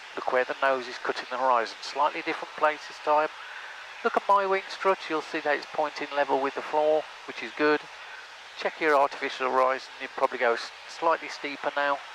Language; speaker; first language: English; native; English